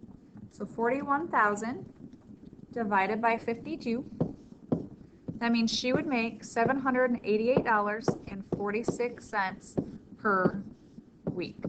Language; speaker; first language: English; native; English